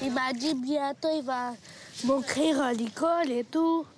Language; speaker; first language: French; non-native, learner; Romanian